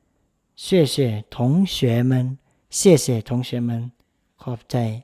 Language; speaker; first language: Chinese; non-native, fluent; Lao